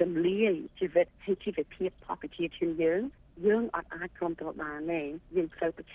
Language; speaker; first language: Khmer; early bilingual, heritage; Khmer